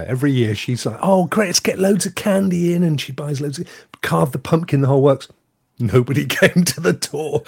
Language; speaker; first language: English; native; English